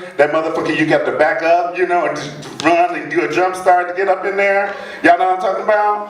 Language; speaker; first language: English; native; English